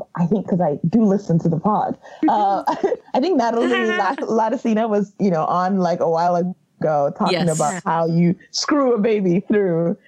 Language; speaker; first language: English; non-native, local second language; Yoruba